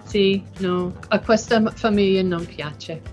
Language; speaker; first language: Italian; non-native, learner; English